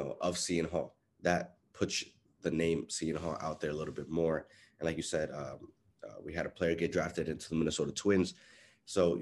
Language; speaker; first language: English; non-native, fluent; Spanish